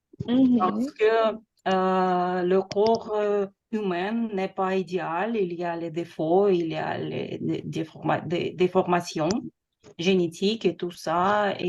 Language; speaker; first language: French; non-native, fluent; Russian